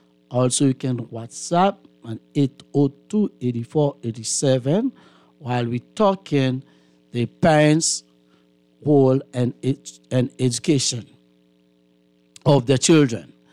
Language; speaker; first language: English; non-native, fluent; Haitian Creole